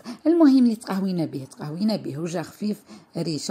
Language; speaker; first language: Arabic; native; Arabic